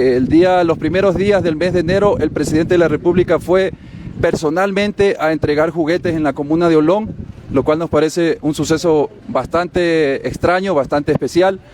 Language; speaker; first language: Spanish; native; Spanish